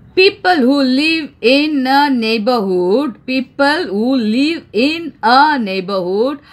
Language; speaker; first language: English; non-native, local second language; Tamil